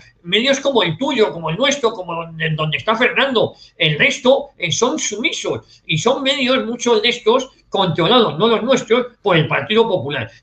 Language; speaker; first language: Spanish; native; Spanish